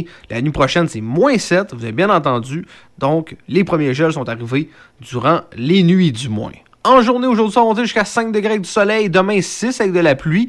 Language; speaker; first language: French; native; French